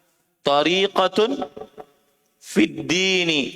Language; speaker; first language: Arabic; non-native, fluent; Indonesian